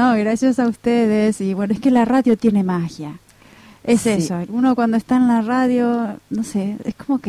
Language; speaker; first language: Spanish; native; Spanish